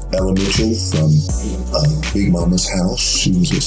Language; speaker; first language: English; native; English